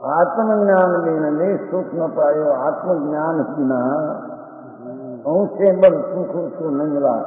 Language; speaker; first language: Hindi; non-native, local second language; Gujarati